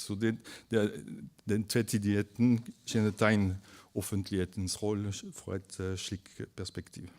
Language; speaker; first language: Norwegian; non-native, fluent; French